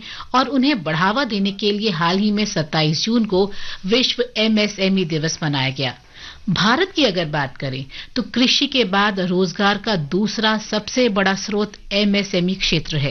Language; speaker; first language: Hindi; native; Hindi